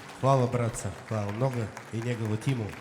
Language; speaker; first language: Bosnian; non-native, learner; Russian